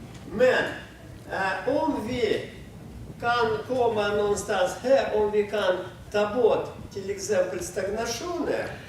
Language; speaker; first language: Swedish; non-native, fluent; Russian